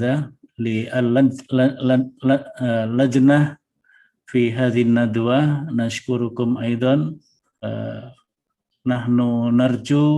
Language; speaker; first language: Arabic; non-native, fluent; Indonesian